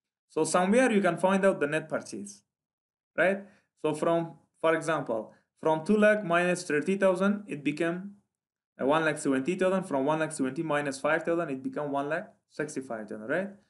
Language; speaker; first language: English; non-native, fluent; Persian